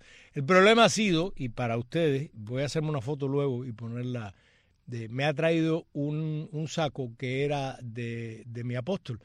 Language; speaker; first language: Spanish; native; Spanish